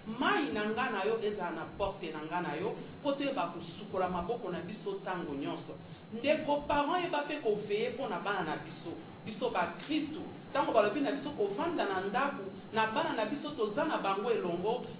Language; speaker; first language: Lingala; native; Lingala